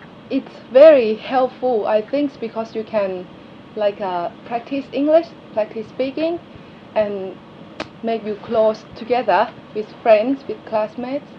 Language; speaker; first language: English; non-native, learner; Thai